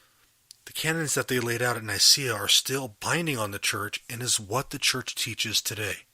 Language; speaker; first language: English; native; English